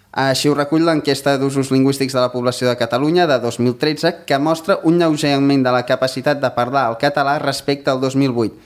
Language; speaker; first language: Catalan; native; Catalan